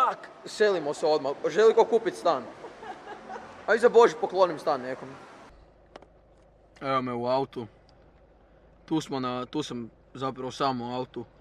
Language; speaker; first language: Croatian; native; Croatian